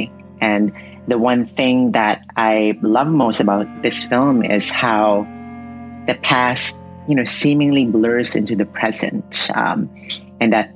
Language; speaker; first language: English; non-native, local second language; Cebuano